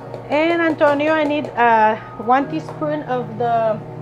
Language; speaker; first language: English; non-native, learner; Spanish